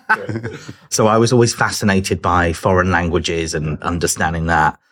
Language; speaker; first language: English; native; English